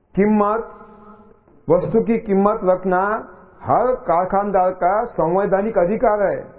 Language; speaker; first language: Hindi; non-native, local second language; Marathi